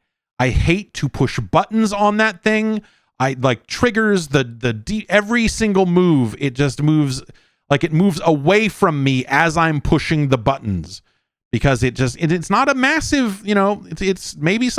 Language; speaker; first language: English; native; English